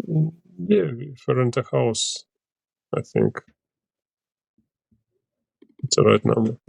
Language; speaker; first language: English; non-native, learner; Ukrainian